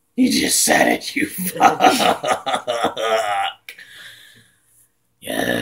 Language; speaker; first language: English; native; English